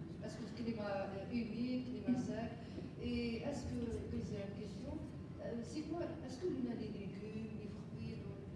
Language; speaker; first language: French; non-native, learner; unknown